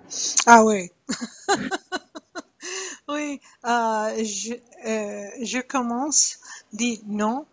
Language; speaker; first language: French; non-native, learner; English